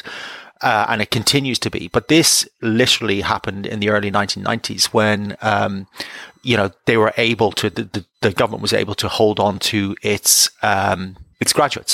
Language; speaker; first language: English; native; English